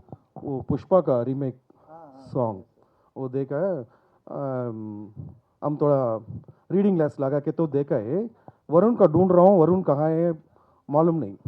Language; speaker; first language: Hindi; non-native, local second language; Telugu